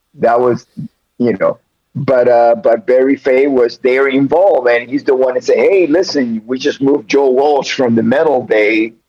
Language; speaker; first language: English; early bilingual, other home language; Spanish